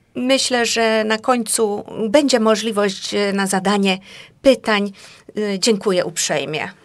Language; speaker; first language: Polish; non-native, fluent; Hungarian